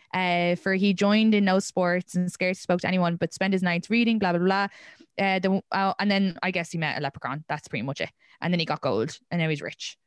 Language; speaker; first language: English; native; English